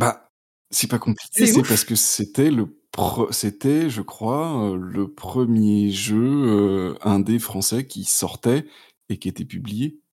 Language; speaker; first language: French; native; French